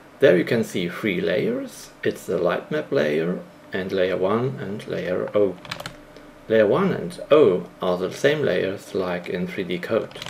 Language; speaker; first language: English; non-native, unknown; German